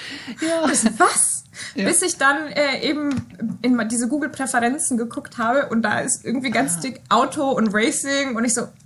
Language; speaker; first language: German; native; German